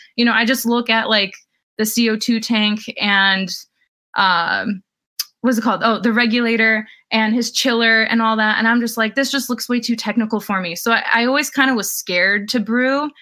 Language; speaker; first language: English; native; English